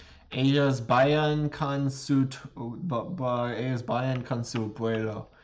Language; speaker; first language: Spanish; non-native, learner; English